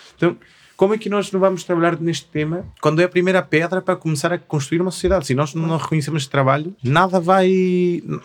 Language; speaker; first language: Portuguese; non-native, fluent; Spanish